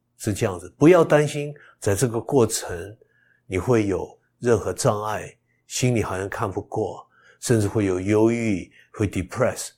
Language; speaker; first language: Chinese; early bilingual, heritage; Chinese